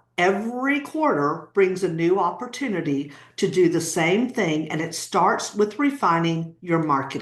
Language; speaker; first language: English; native; English